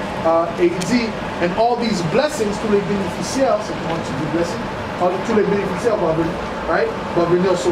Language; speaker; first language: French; non-native, learner; English